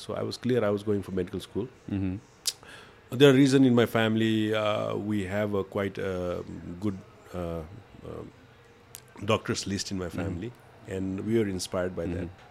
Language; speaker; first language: English; non-native, local second language; Maithili